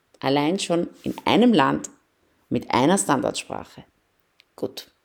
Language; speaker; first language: German; early bilingual, other home language; Persian